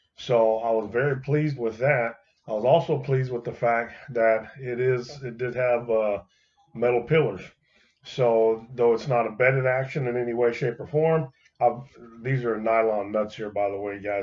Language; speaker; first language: English; native; English